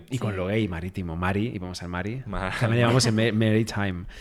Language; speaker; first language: Spanish; non-native, local second language; Galician